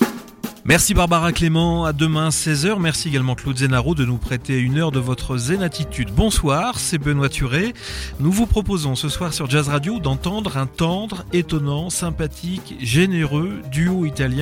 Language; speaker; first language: French; native; French